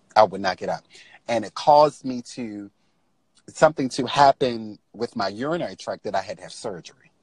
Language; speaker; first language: English; native; English